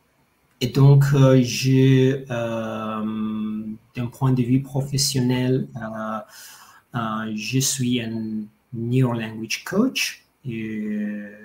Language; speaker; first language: French; non-native, fluent; Italian